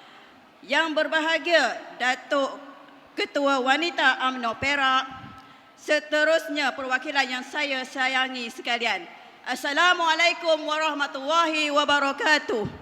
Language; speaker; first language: Malay; native; Malay